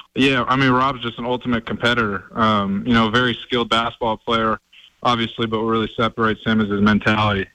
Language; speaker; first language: English; native; English